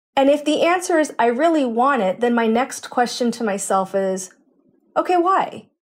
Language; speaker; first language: English; native; English